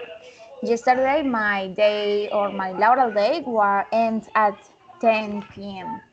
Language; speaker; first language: English; non-native, learner; Spanish